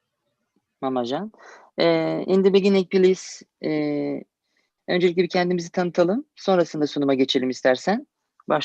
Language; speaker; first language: Turkish; native; Turkish